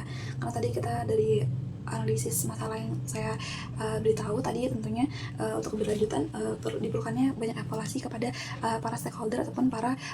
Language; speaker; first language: Indonesian; native; Indonesian